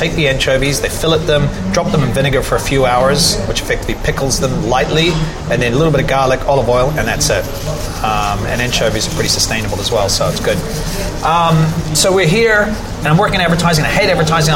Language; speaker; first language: English; native; English